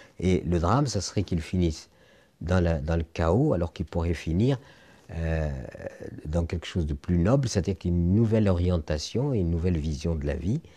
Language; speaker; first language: French; non-native, local second language; Arabic